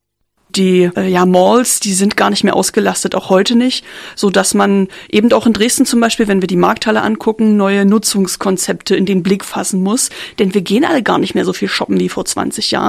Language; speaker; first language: German; native; German